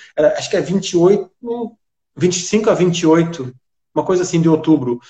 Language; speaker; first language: Portuguese; native; Portuguese